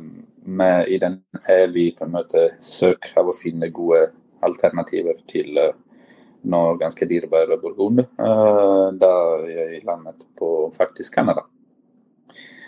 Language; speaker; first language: Norwegian; non-native, fluent; Italian